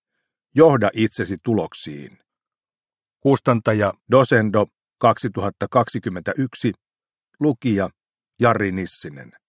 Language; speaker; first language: Finnish; native; Finnish